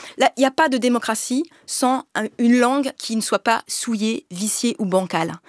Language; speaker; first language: French; native; French